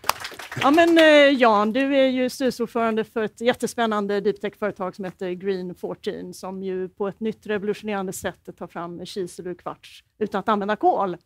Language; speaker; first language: Swedish; native; Swedish